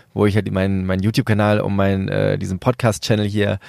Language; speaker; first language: German; early bilingual, other home language; Spanish